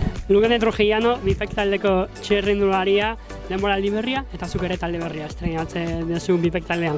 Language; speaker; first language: Basque; native; Basque